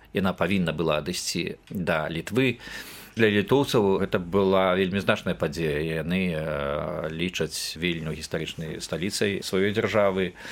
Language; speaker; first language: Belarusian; native; Belarusian